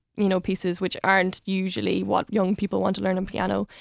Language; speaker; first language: English; native; English